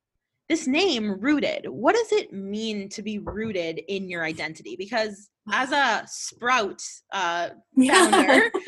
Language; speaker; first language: English; native; English